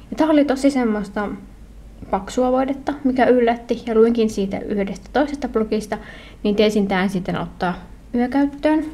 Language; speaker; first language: Finnish; native; Finnish